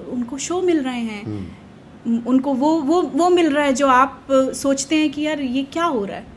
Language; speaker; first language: Hindi; native; Hindi